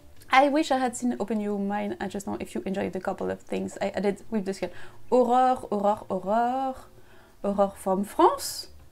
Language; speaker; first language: English; non-native, fluent; French